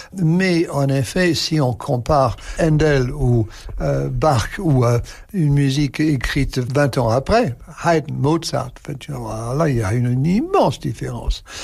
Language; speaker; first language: French; non-native, fluent; English